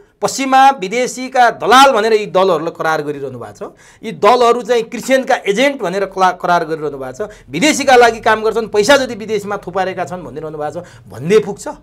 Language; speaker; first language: Nepali; native; Nepali